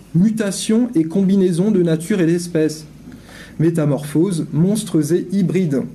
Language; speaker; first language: French; native; French